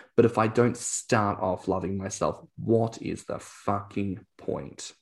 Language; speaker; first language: English; native; English